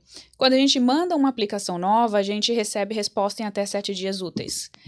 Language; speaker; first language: Portuguese; native; Portuguese